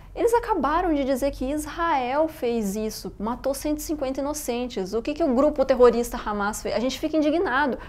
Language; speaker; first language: Portuguese; early bilingual, other home language; Arabic